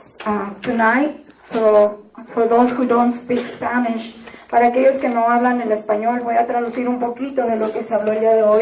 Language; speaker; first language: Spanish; early bilingual, other home language; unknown